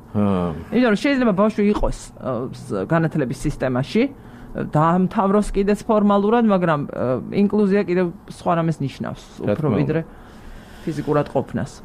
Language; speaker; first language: Georgian; native; Georgian